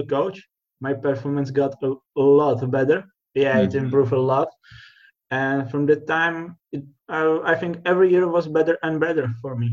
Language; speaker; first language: English; non-native, learner; Czech